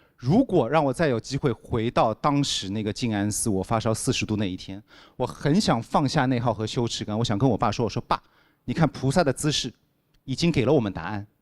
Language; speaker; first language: Chinese; native; Chinese